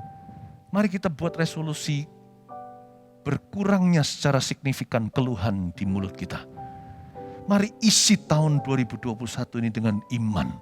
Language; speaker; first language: Indonesian; native; Indonesian